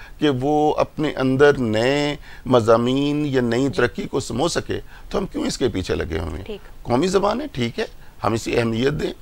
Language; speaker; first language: Urdu; non-native, local second language; Punjabi